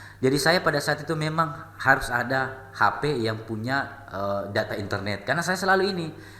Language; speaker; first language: Indonesian; non-native, local second language; Buginese